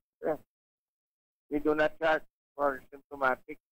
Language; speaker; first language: English; non-native, local second language; Hiligaynon